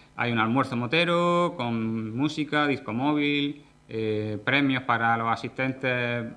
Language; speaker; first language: Spanish; native; Spanish